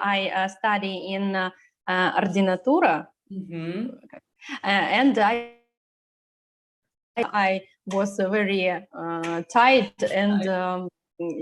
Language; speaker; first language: English; non-native, learner; Russian